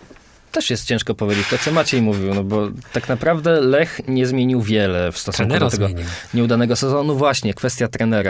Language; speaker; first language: Polish; native; Polish